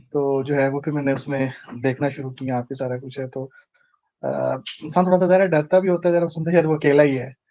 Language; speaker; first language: Urdu; native; Urdu